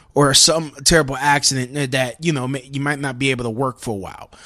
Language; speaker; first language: English; native; English